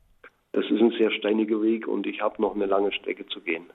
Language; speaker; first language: German; native; German